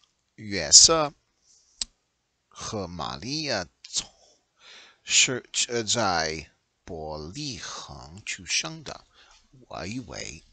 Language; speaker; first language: Chinese; non-native, learner; English